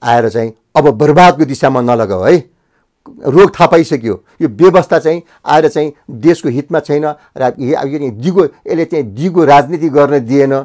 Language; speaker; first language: Nepali; native; Nepali